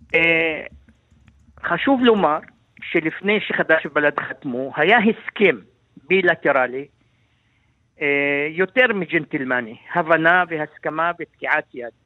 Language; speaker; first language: Hebrew; non-native, local second language; Arabic